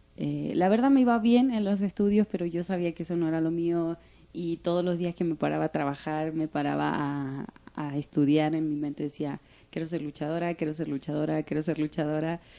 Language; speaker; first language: Spanish; native; Spanish